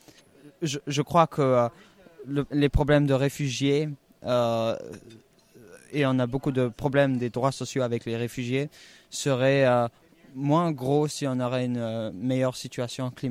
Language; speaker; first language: French; non-native, fluent; German